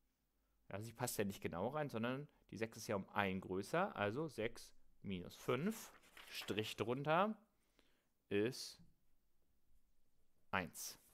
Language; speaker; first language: German; native; German